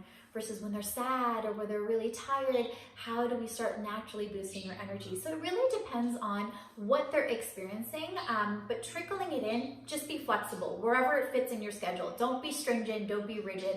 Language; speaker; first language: English; native; English